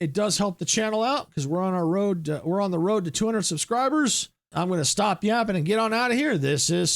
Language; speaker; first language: English; native; English